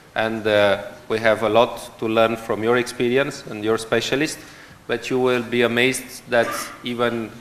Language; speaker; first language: English; non-native, fluent; Romanian